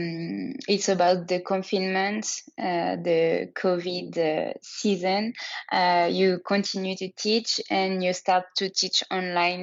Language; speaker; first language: English; non-native, learner; French